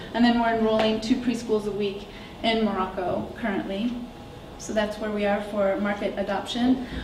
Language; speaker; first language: English; native; English